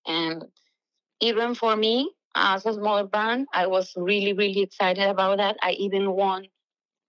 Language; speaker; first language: English; non-native, fluent; Spanish